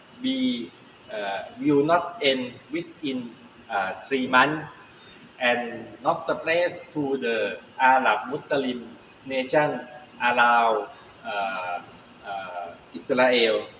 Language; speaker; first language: English; non-native, learner; Thai